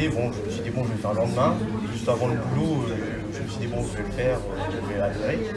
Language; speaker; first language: French; native; French